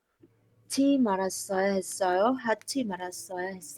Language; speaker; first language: Korean; non-native, learner; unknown